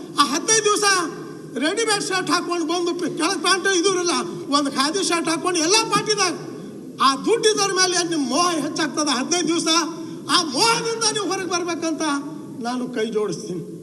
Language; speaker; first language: Kannada; native; Kannada